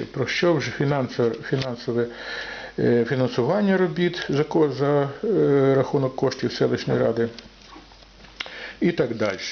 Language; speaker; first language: Ukrainian; native; Ukrainian